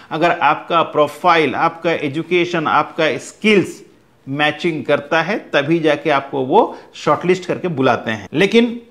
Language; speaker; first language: Hindi; native; Hindi